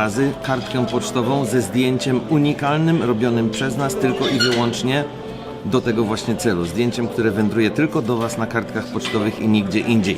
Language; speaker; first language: Polish; native; Polish